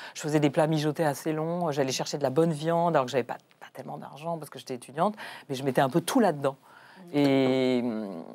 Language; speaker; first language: French; native; French